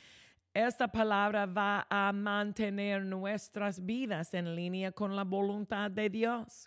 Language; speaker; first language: Spanish; non-native, fluent; English